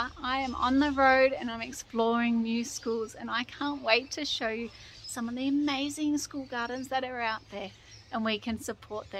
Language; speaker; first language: English; native; English